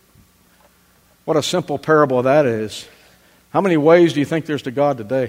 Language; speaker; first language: English; native; English